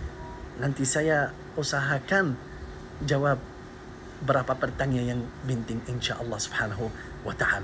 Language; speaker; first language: Indonesian; non-native, learner; Arabic